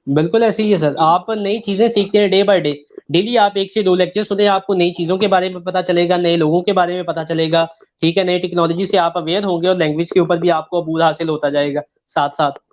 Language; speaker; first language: Urdu; non-native, local second language; Punjabi